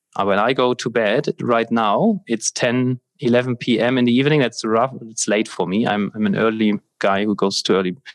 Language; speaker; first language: English; non-native, fluent; German